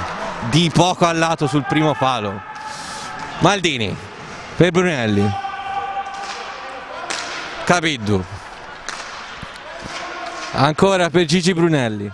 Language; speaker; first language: Italian; native; Italian